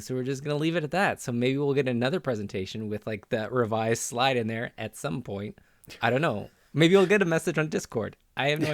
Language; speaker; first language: English; native; English